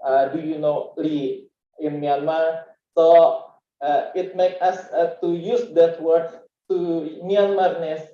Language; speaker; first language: English; non-native, learner; Indonesian